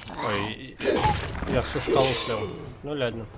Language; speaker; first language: Russian; native; Russian